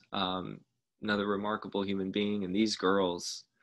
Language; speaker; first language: English; native; English